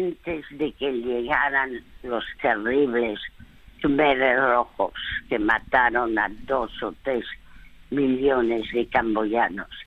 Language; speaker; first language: Spanish; early bilingual, other home language; French